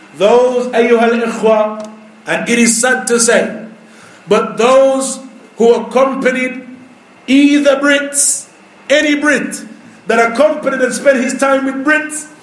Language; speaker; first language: English; native; English